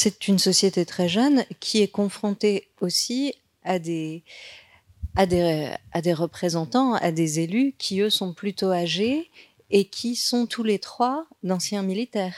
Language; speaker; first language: French; native; French